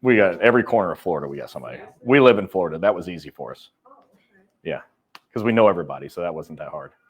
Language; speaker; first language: English; native; English